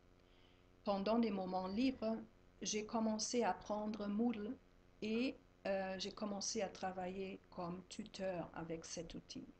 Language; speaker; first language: French; non-native, fluent; German